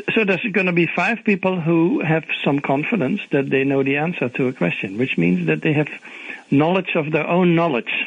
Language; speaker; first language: English; non-native, fluent; Dutch